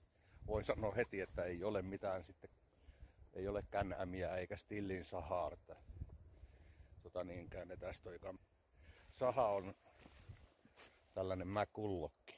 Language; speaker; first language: Finnish; native; Finnish